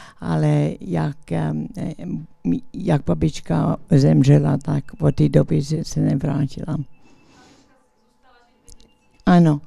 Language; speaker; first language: Czech; early bilingual, heritage; English